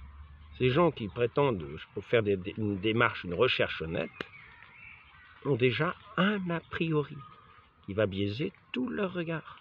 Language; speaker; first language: French; native; French